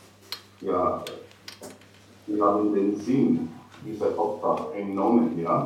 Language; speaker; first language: German; non-native, fluent; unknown